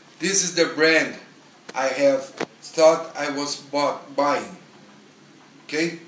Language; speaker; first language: English; non-native, learner; Portuguese